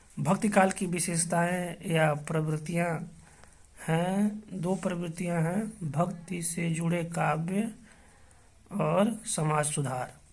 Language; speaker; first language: Hindi; native; Hindi